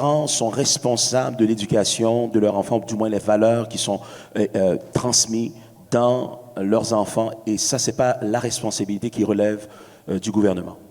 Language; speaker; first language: French; native; French